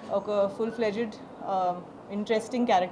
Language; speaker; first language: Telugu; non-native, learner; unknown